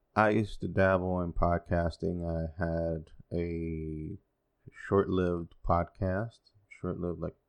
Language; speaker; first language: English; non-native, fluent; Spanish